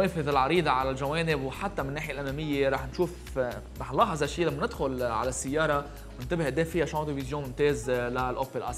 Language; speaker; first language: Arabic; native; Arabic